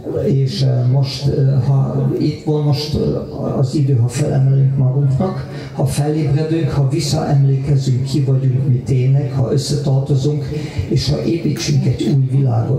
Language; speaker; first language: Hungarian; non-native, fluent; German